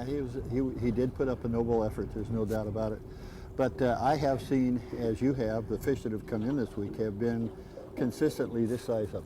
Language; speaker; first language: English; native; English